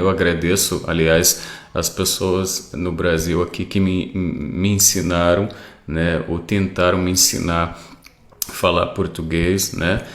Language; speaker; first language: Portuguese; non-native, fluent; Arabic